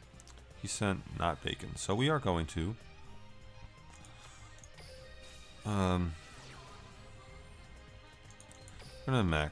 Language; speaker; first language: English; native; English